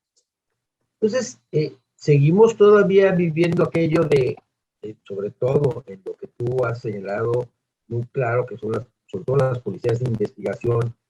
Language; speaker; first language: Spanish; native; Spanish